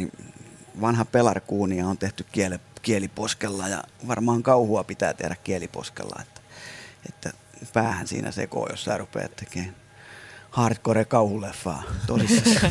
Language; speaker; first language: Finnish; native; Finnish